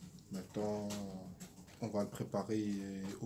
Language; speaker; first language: French; native; French